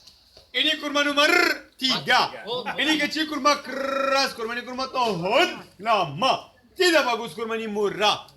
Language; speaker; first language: Indonesian; non-native, learner; Arabic